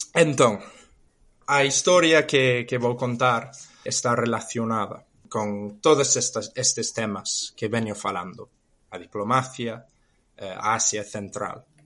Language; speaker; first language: Galician; non-native, fluent; English